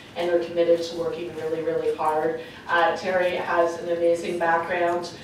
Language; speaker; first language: English; native; English